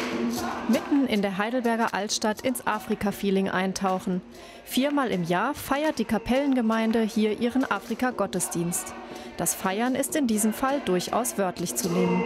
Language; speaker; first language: German; native; German